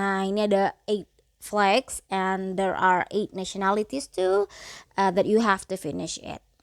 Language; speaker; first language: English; non-native, fluent; Indonesian